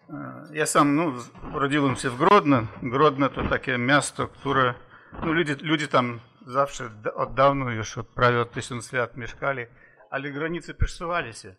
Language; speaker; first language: Polish; non-native, fluent; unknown